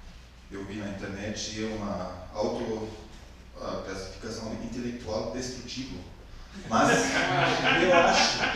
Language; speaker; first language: Portuguese; non-native, fluent; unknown